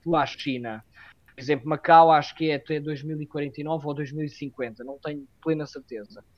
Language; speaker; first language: Portuguese; native; Portuguese